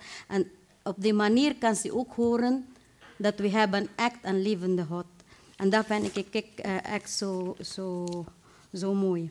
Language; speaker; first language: Dutch; non-native, fluent; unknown